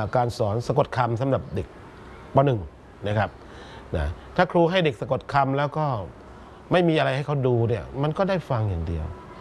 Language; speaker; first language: Thai; native; Thai